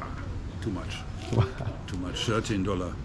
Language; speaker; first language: English; non-native, learner; German